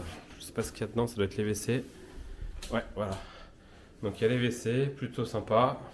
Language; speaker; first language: French; native; French